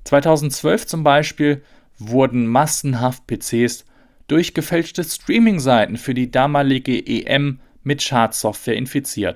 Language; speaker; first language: German; native; German